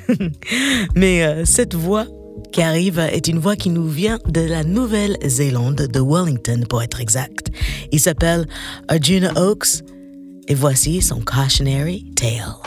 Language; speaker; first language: French; non-native, fluent; English